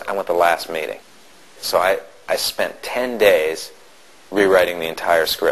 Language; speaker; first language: English; native; English